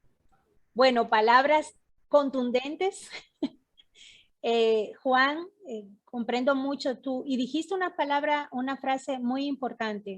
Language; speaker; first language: Spanish; native; Spanish